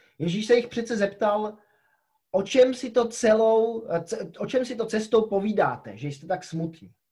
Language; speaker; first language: Czech; native; Czech